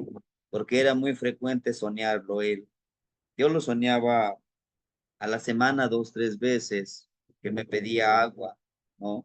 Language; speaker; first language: Spanish; native; Spanish